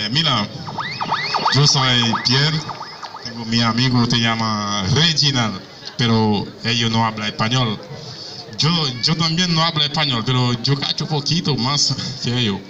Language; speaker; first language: Spanish; non-native, learner; Haitian Creole